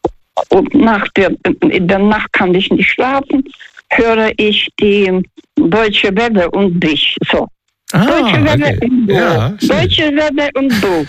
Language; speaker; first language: German; non-native, fluent; Russian